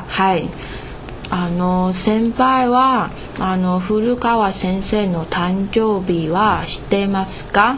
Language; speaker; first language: Japanese; non-native, learner; Chinese